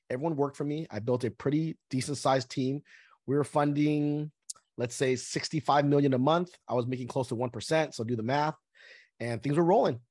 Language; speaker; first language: English; early bilingual, other home language; Vietnamese